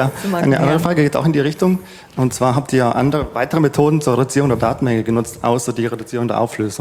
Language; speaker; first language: German; native; German